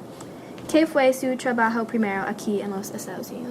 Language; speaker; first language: Spanish; non-native, learner; English